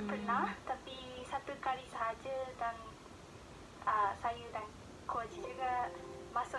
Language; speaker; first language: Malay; non-native, fluent; Japanese